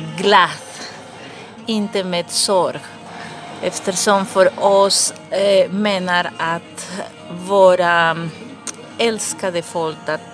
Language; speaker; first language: Swedish; non-native, learner; Spanish